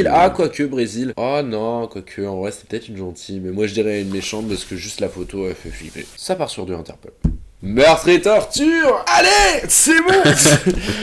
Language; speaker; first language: French; native; French